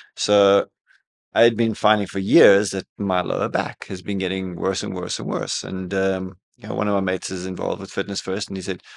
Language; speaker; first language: English; native; English